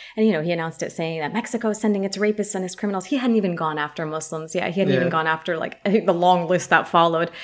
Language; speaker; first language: English; early bilingual, other home language; Arabic